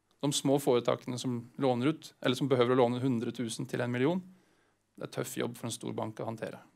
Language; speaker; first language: Swedish; non-native, fluent; Norwegian